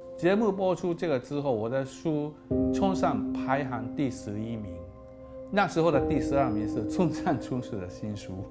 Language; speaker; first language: Chinese; non-native, fluent; Japanese